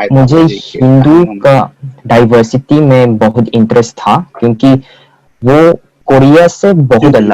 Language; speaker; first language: Hindi; non-native, fluent; Korean